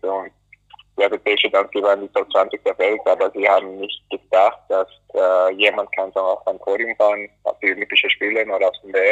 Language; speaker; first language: German; non-native, fluent; English